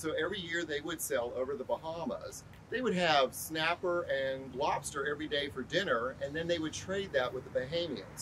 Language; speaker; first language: English; native; English